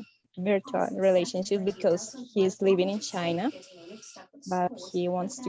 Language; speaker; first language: English; non-native, fluent; Spanish